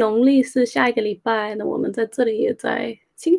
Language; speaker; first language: Chinese; early bilingual, heritage; Chinese